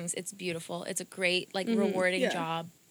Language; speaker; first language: English; early bilingual, other home language; Portuguese